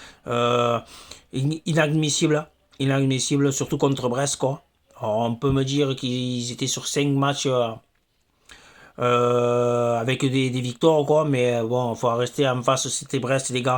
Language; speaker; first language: French; native; French